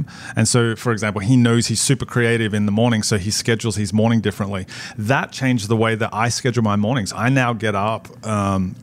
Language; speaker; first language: English; native; English